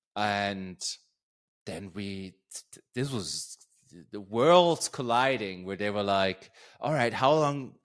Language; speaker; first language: English; non-native, fluent; German